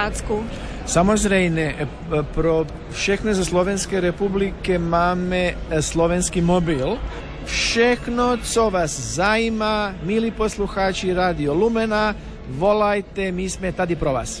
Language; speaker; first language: Czech; non-native, learner; Croatian